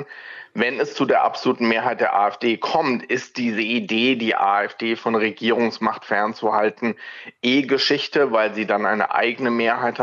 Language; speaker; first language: German; native; German